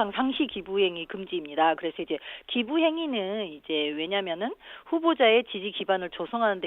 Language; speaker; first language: Korean; native; Korean